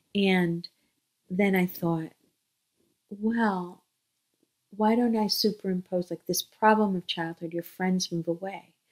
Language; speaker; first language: English; native; English